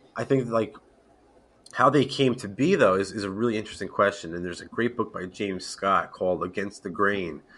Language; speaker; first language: English; native; English